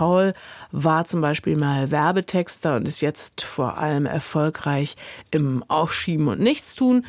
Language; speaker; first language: German; native; German